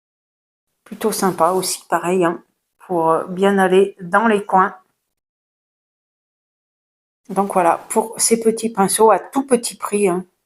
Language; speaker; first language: French; native; French